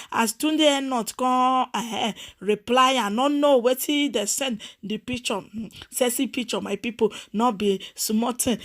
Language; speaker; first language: Nigerian Pidgin; non-native, local second language; Yoruba